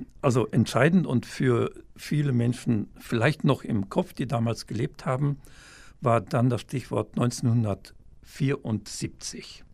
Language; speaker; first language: German; native; German